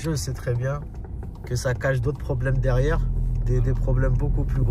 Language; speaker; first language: French; early bilingual, other home language; Arabic